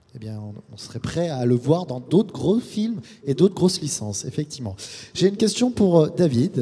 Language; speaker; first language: French; native; French